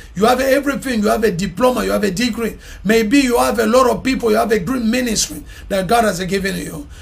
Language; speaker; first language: English; non-native, fluent; Lingala